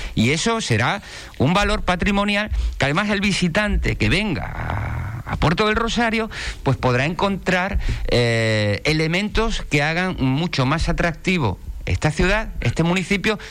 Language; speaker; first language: Spanish; native; Spanish